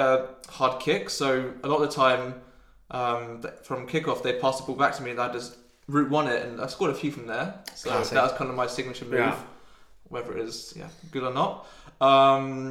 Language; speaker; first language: English; native; English